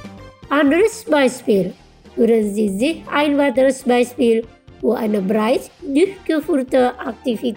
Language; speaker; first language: German; non-native, fluent; Indonesian